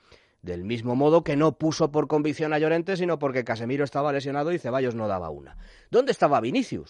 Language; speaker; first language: Spanish; native; Spanish